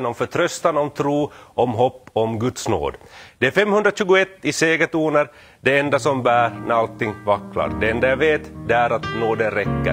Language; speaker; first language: Swedish; native; Swedish